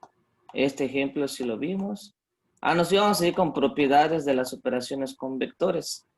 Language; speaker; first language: Spanish; native; Spanish